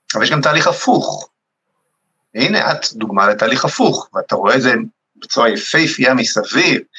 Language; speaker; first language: Hebrew; native; Hebrew